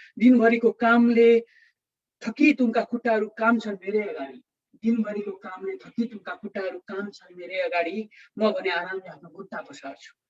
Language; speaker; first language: Nepali; native; Nepali